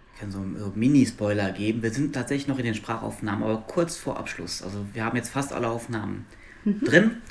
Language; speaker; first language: German; non-native, local second language; Luxembourgish